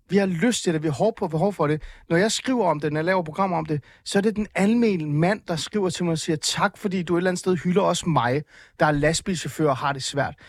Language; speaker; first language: Danish; early bilingual, other home language; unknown